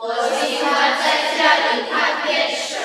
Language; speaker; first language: Chinese; non-native, learner; Indonesian